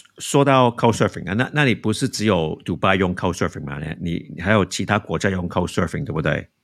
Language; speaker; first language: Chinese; early bilingual, heritage; Chinese